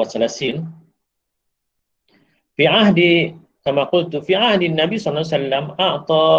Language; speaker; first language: Arabic; non-native, fluent; Malay